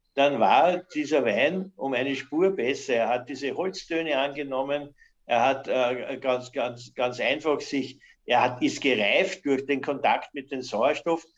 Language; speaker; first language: German; native; German